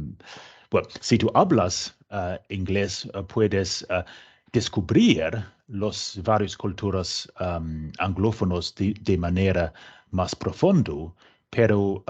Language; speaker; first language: Spanish; non-native, fluent; English